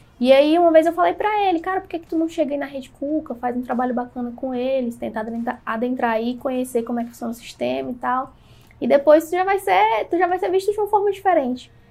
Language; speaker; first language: Portuguese; native; Portuguese